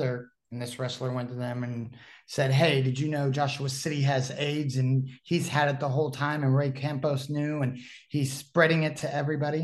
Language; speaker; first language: English; native; English